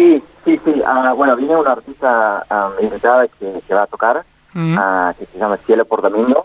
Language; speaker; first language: Spanish; non-native, fluent; English